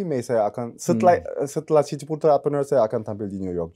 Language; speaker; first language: Indonesian; early bilingual, heritage; German